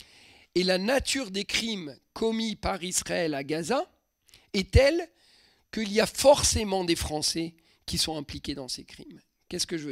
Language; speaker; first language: French; native; French